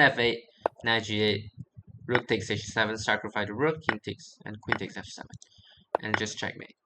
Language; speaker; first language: English; non-native, fluent; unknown